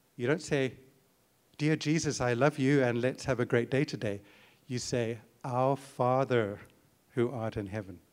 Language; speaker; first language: English; native; English